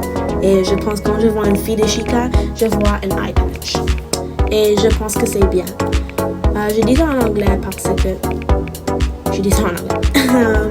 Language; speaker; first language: French; non-native, learner; English